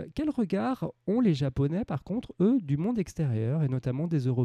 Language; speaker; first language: French; native; French